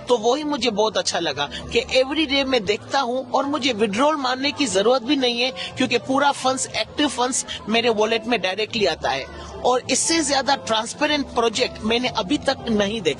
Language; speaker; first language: Hindi; native; Hindi